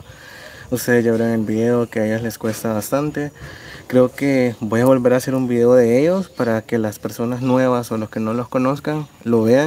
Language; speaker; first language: Spanish; native; Spanish